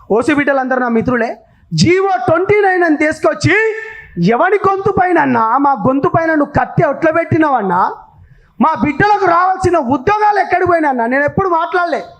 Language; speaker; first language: Telugu; non-native, local second language; Lambadi